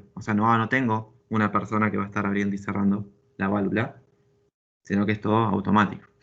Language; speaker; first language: Spanish; native; Spanish